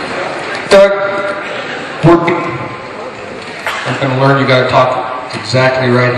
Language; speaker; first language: English; native; English